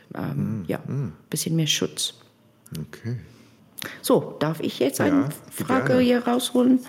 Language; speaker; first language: German; non-native, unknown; English